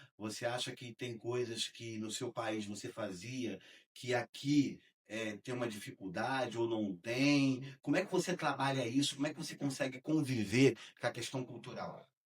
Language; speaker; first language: Portuguese; native; Portuguese